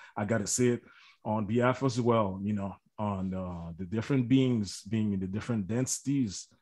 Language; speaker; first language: English; native; English